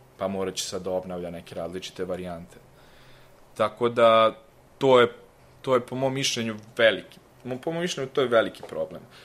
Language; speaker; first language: Serbian; native; Serbian